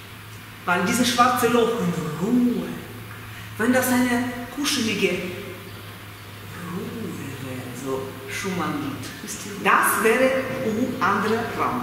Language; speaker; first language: German; non-native, fluent; Russian